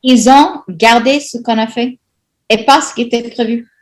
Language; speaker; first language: French; non-native, fluent; English